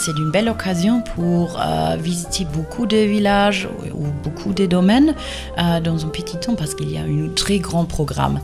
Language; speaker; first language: French; non-native, fluent; German